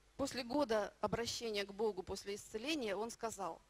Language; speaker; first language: Russian; native; Russian